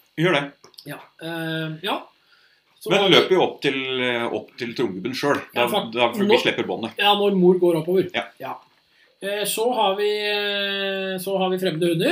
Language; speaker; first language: Norwegian; native; Norwegian